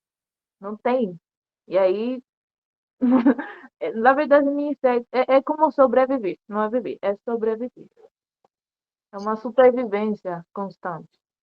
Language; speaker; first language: Portuguese; non-native, learner; Spanish